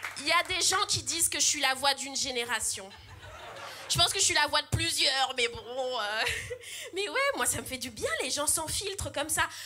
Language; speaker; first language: French; early bilingual, other home language; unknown